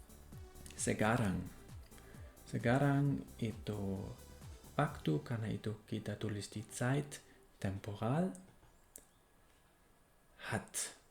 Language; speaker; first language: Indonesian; non-native, fluent; German